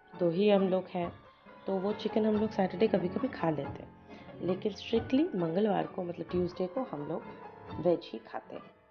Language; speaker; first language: Hindi; non-native, local second language; Bangla